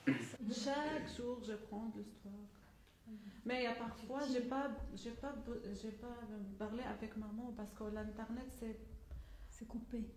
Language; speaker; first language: French; non-native, learner; Arabic